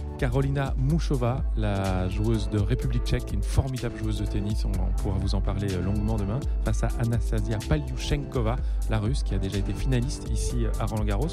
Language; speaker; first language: French; native; French